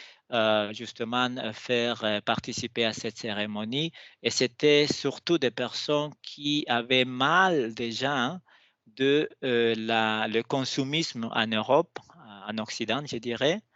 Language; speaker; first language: French; non-native, fluent; Spanish